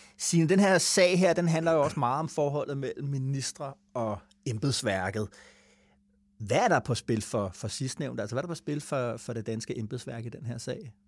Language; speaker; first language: Danish; native; Danish